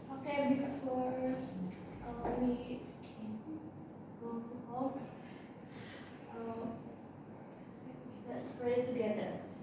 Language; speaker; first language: English; non-native, learner; Indonesian